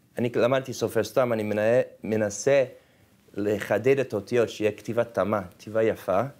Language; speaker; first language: Hebrew; non-native, fluent; English